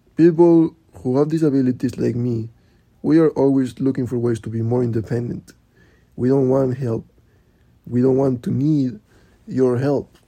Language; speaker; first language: English; non-native, fluent; Spanish